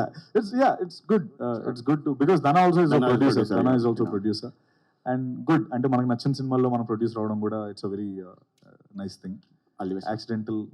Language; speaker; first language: Telugu; native; Telugu